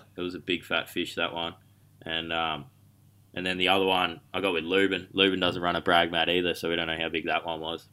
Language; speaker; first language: English; native; English